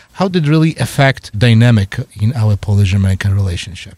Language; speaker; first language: English; non-native, fluent; Polish